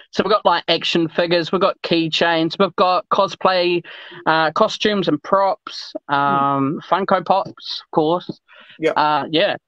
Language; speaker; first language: English; native; English